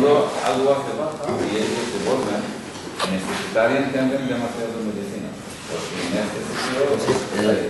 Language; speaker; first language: Spanish; non-native, local second language; Urdu